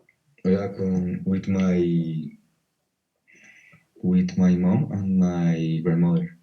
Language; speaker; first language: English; non-native, learner; Spanish